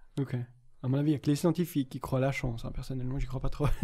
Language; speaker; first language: French; native; French